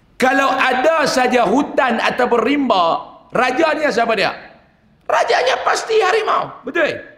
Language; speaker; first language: Malay; native; Malay